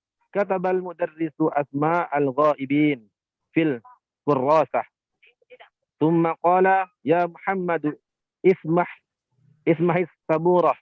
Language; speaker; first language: Arabic; non-native, learner; Indonesian